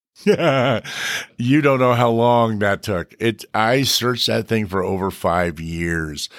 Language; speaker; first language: English; native; English